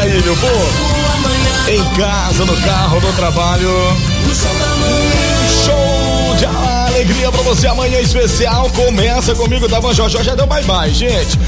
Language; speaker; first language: Portuguese; native; Portuguese